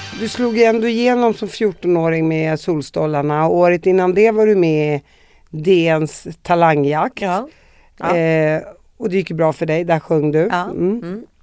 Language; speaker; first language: Swedish; native; Swedish